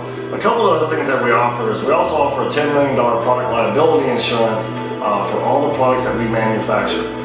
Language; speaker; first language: English; native; English